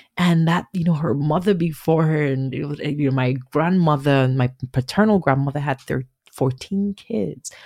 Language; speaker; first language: English; non-native, local second language; Igbo